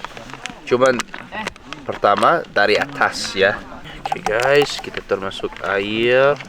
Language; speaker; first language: Indonesian; non-native, learner; English